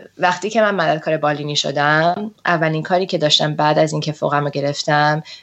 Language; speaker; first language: Persian; early bilingual, heritage; Persian